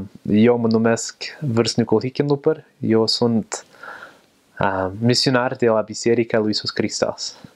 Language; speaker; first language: Romanian; non-native, fluent; English